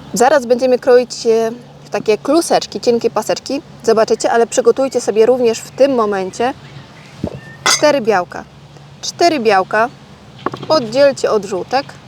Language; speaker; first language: Polish; native; Polish